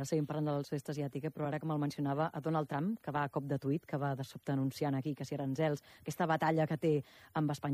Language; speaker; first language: Catalan; native; Catalan